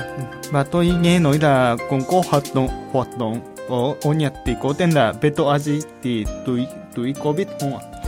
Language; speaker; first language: Vietnamese; non-native, fluent; Japanese